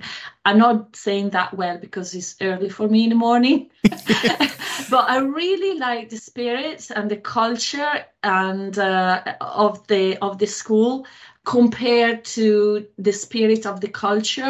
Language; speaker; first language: English; non-native, fluent; Italian